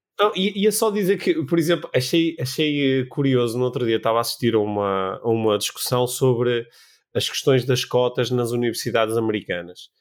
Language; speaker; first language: Portuguese; native; Portuguese